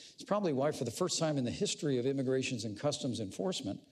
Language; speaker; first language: English; native; English